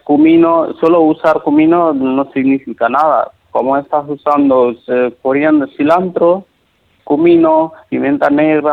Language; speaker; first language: Spanish; non-native, learner; Nepali